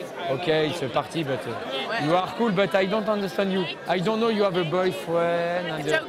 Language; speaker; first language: English; non-native, learner; French